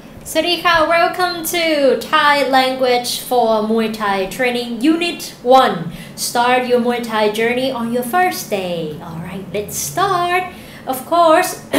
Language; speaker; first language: English; non-native, fluent; Thai